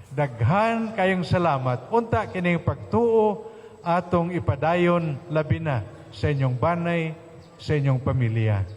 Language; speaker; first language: Cebuano; non-native, local second language; Hiligaynon